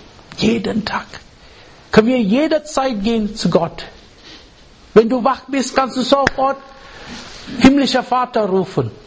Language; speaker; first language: German; non-native, fluent; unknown